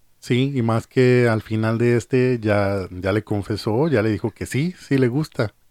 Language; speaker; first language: Spanish; early bilingual, heritage; Spanish